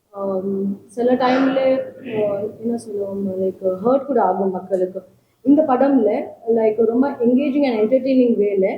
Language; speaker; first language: Tamil; non-native, learner; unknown